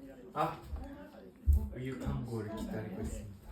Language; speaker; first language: Korean; non-native, learner; Japanese